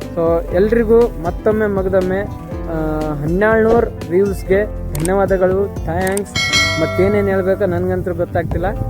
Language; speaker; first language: Kannada; non-native, local second language; Lambadi